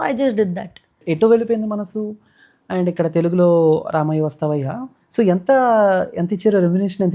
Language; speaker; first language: Telugu; native; Telugu